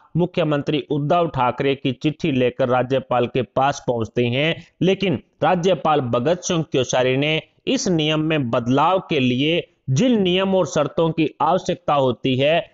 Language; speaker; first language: Hindi; native; Hindi